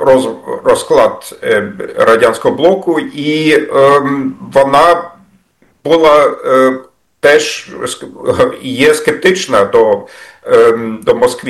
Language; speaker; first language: Ukrainian; non-native, fluent; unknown